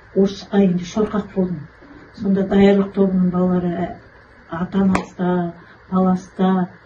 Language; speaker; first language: Kazakh; native; Kazakh